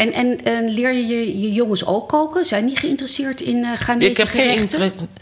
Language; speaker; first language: Dutch; native; Dutch